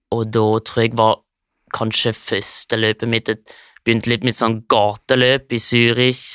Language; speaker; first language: Norwegian; early bilingual, heritage; Norwegian